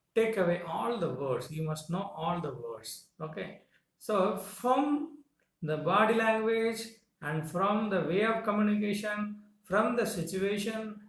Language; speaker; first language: English; non-native, local second language; Tamil